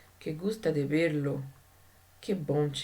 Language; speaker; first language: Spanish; non-native, learner; Portuguese